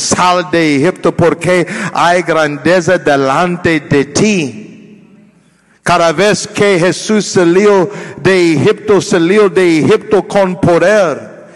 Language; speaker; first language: Spanish; non-native, learner; English